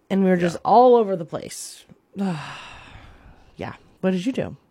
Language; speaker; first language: English; native; English